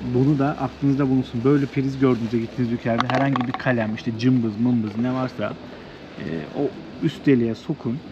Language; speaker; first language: Turkish; native; Turkish